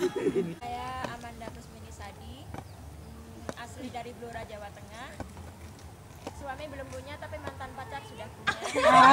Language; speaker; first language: Indonesian; non-native, local second language; Javanese